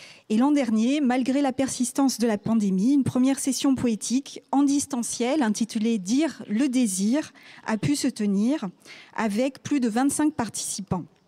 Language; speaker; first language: French; native; French